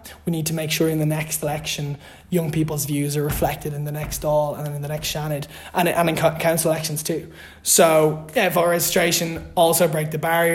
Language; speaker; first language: English; native; English